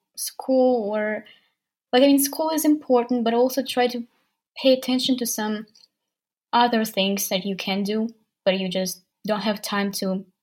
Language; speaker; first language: English; non-native, fluent; Ukrainian